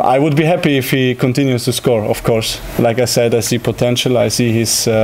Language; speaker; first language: English; non-native, fluent; German